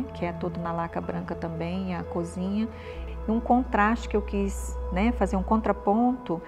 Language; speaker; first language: Portuguese; native; Portuguese